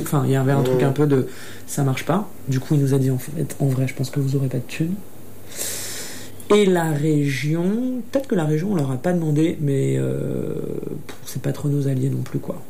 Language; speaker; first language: French; native; French